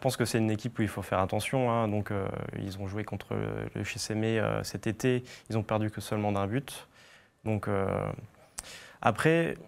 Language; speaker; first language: French; native; French